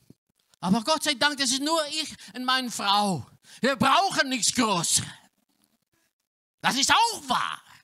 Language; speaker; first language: German; non-native, learner; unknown